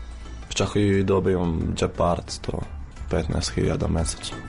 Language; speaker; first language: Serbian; non-native, fluent; Arabic